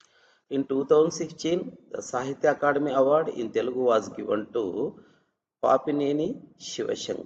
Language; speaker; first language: English; non-native, local second language; Telugu